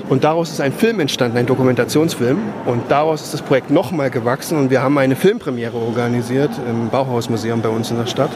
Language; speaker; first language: German; native; German